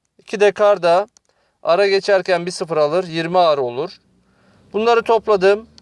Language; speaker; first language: Turkish; native; Turkish